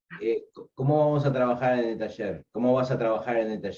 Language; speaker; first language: Spanish; native; Spanish